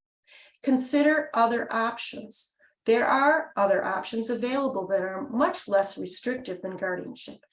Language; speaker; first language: English; native; English